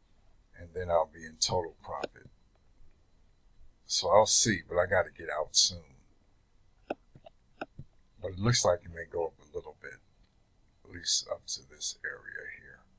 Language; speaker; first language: English; native; English